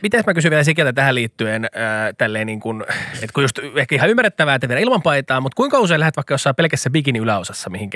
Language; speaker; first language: Finnish; native; Finnish